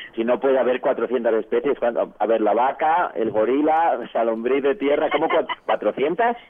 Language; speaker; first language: Spanish; native; Spanish